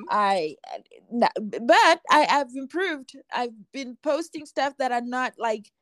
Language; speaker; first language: English; non-native, local second language; Shona